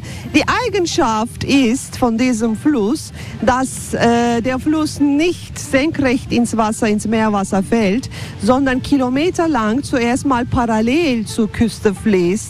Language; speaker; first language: German; non-native, fluent; Turkish